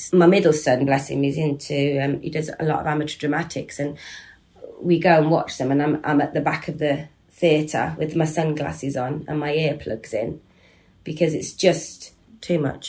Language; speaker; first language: English; native; English